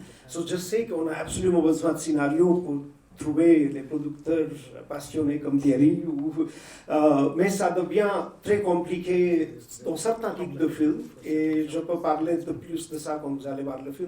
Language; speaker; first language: French; non-native, fluent; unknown